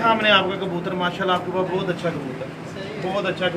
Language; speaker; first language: Hindi; non-native, local second language; Punjabi